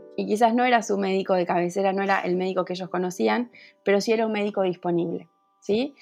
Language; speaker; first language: Spanish; native; Spanish